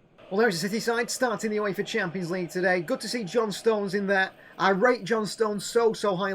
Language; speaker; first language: English; native; English